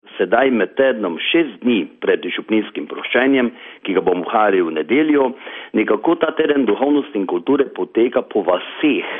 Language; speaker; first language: Slovenian; native; Slovenian